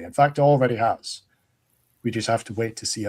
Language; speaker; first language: English; native; English